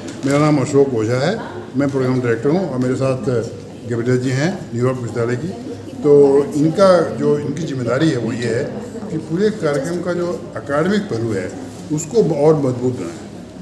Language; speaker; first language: Hindi; native; Hindi